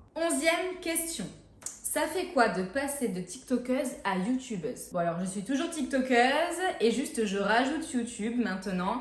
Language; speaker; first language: French; native; French